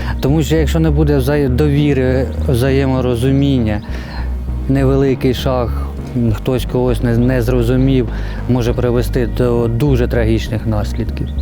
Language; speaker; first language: Ukrainian; non-native, local second language; Russian